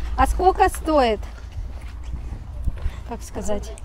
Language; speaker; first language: Russian; native; Russian